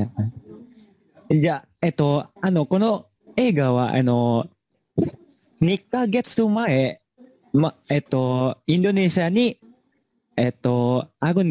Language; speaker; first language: Japanese; non-native, learner; Indonesian